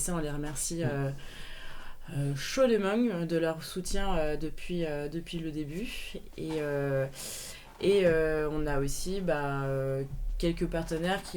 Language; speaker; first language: French; native; French